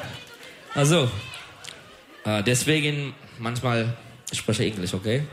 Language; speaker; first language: German; non-native, learner; Turkish